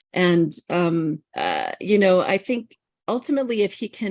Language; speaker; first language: English; native; English